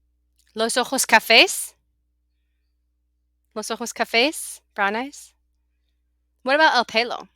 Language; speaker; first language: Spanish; non-native, fluent; English